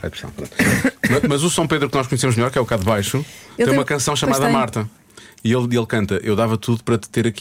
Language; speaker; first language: Portuguese; native; Portuguese